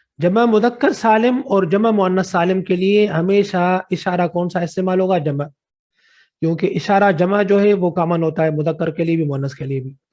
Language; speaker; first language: Urdu; non-native, local second language; Sindhi